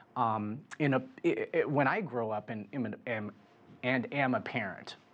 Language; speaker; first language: English; native; English